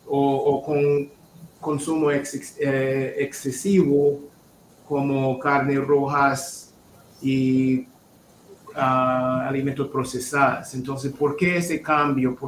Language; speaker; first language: Spanish; non-native, fluent; English